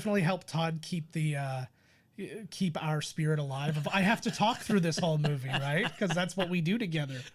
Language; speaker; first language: English; native; English